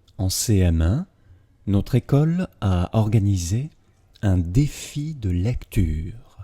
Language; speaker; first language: French; native; French